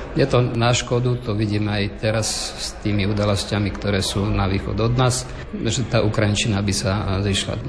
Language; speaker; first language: Slovak; non-native, local second language; Ukrainian